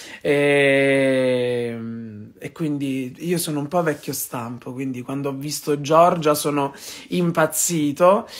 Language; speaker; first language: Italian; native; Italian